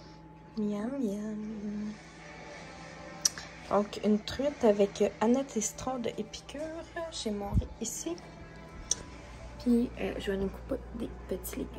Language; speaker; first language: French; native; French